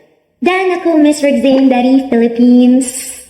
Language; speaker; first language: Indonesian; non-native, learner; Filipino